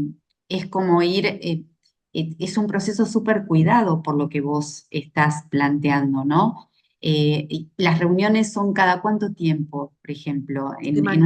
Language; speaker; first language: Spanish; native; Spanish